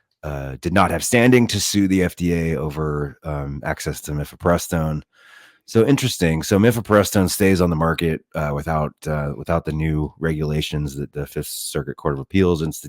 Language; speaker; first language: English; native; English